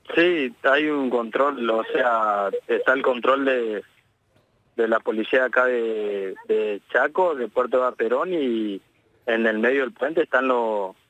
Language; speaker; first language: Spanish; native; Spanish